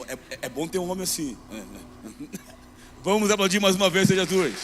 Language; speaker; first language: Portuguese; native; Portuguese